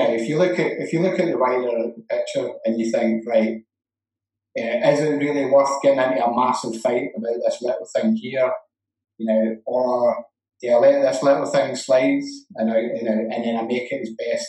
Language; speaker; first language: English; native; English